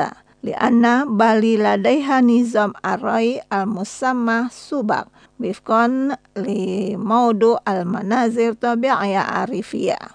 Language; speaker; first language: Arabic; non-native, fluent; Indonesian